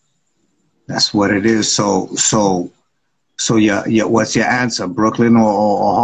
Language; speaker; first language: English; native; English